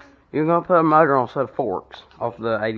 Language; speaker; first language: English; native; English